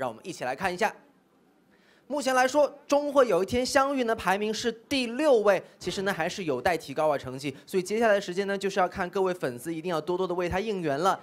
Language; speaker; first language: Chinese; native; Chinese